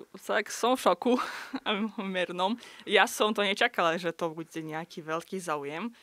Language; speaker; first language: Slovak; non-native, fluent; Russian